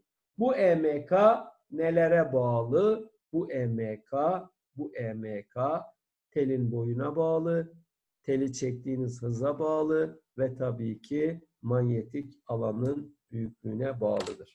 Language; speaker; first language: Turkish; native; Turkish